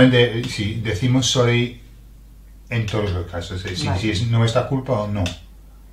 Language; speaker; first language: Spanish; non-native, fluent; English